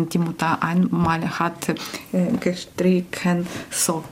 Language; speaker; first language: German; non-native, learner; Ukrainian